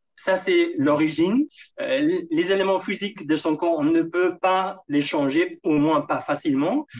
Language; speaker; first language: French; non-native, fluent; German